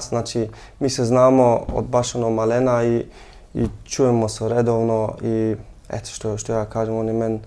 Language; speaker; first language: Serbian; early bilingual, heritage; Serbian